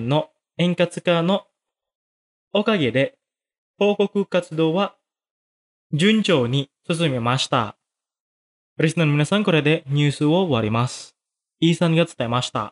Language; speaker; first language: Japanese; non-native, fluent; Indonesian